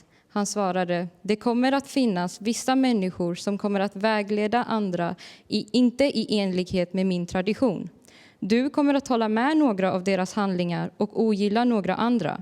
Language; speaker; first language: Swedish; early bilingual, other home language; Urdu